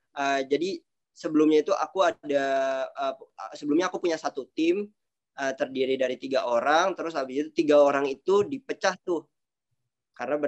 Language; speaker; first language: Indonesian; native; Indonesian